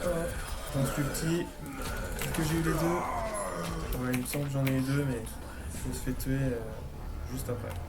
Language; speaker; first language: French; native; French